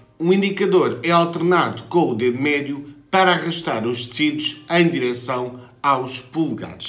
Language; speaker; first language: Portuguese; native; Portuguese